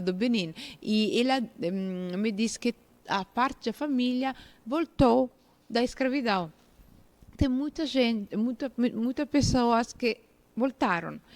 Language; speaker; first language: Portuguese; non-native, fluent; Italian